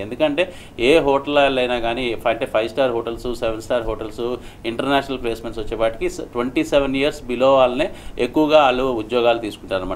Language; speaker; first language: Telugu; native; Telugu